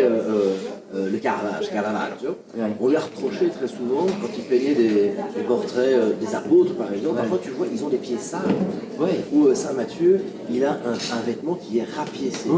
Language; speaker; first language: French; native; French